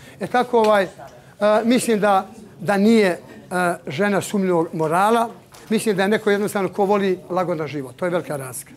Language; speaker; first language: Serbian; native; Serbian